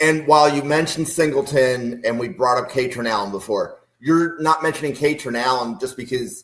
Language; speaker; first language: English; native; English